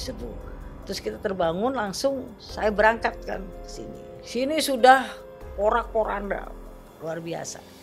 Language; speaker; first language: Indonesian; native; Indonesian